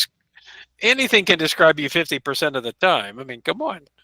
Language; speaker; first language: English; native; English